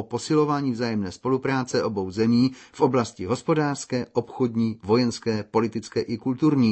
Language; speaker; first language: Czech; native; Czech